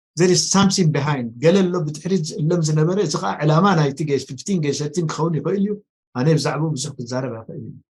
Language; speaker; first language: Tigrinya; non-native, local second language; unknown